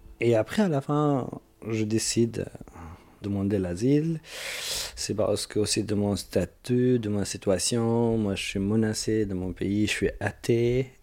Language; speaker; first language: French; non-native, fluent; Arabic